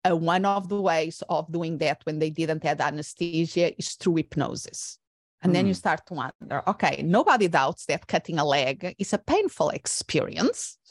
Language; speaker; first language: English; non-native, fluent; Portuguese